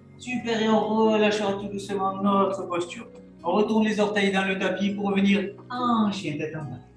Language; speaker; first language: French; native; French